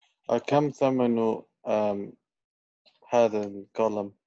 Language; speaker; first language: Arabic; non-native, learner; English